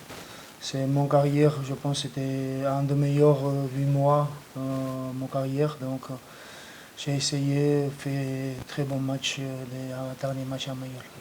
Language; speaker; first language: French; non-native, learner; Georgian